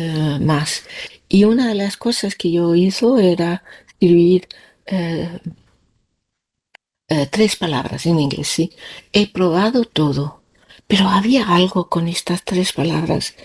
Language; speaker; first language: Spanish; non-native, learner; Danish